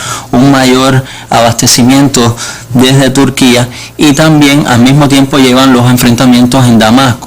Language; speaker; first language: Spanish; native; Spanish